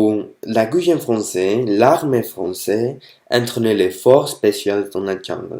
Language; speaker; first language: French; non-native, learner; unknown